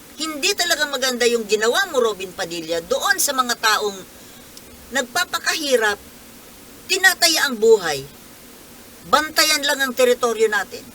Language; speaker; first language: Filipino; non-native, local second language; Bikol